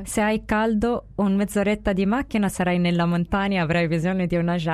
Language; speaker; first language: Italian; non-native, fluent; Arabic